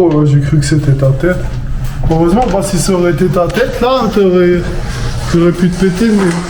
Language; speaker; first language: French; native; French